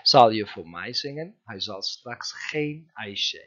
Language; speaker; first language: Dutch; non-native, fluent; Turkish